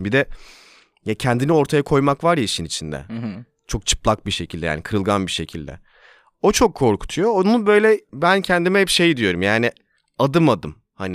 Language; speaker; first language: Turkish; native; Turkish